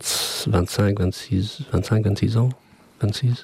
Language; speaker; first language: French; non-native, fluent; Albanian